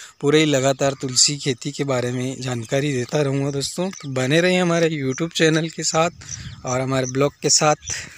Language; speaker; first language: Hindi; native; Hindi